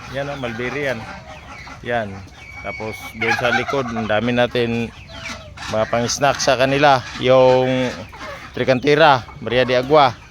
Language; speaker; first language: Filipino; non-native, local second language; Cebuano